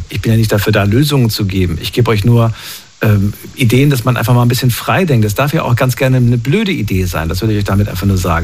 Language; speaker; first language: German; native; German